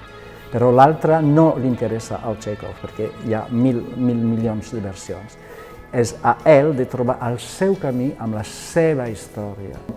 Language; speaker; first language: Catalan; non-native, fluent; French